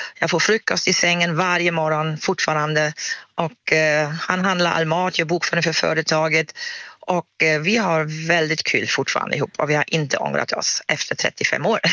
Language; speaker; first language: Swedish; non-native, fluent; German